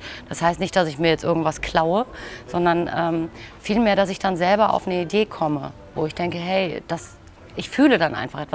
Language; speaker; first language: German; native; German